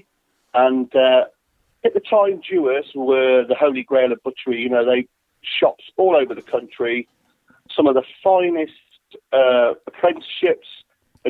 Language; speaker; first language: English; native; English